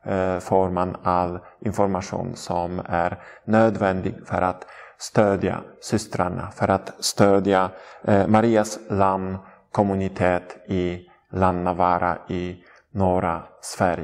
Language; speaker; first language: Swedish; non-native, fluent; Polish